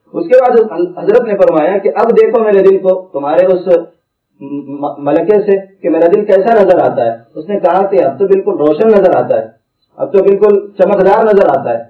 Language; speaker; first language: Urdu; native; Urdu